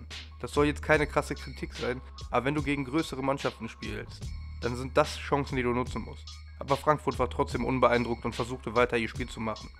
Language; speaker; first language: German; native; German